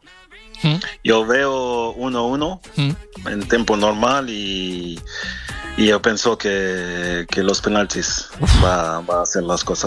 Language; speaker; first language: Spanish; non-native, learner; French